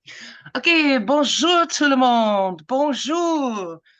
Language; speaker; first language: French; non-native, fluent; English